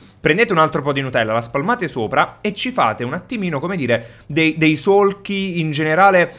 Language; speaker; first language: Italian; native; Italian